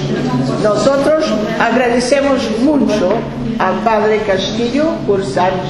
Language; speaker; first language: Spanish; non-native, fluent; Portuguese